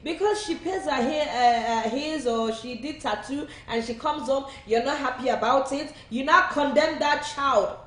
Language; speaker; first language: English; non-native, local second language; Yoruba